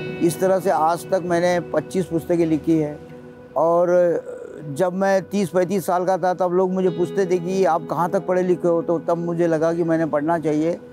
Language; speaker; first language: Hindi; non-native, local second language; Marathi